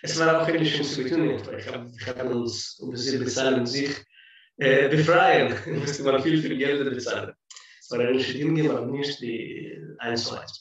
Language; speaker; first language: German; non-native, fluent; Russian